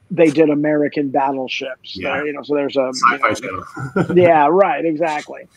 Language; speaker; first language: English; native; English